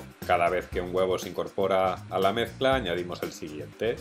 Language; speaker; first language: Spanish; native; Spanish